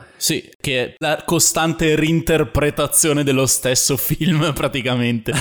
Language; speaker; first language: Italian; native; Italian